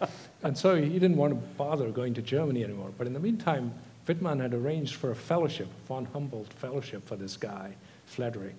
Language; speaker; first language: English; non-native, local second language; Tamil